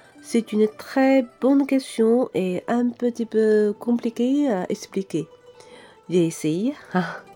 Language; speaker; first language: French; non-native, fluent; Chinese